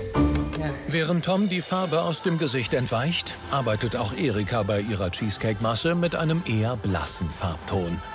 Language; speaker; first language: German; native; German